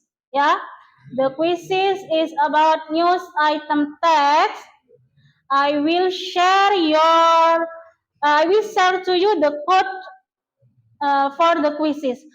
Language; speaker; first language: English; non-native, learner; Indonesian